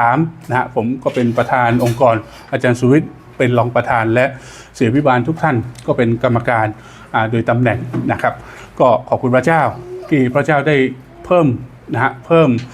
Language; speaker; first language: Thai; native; Thai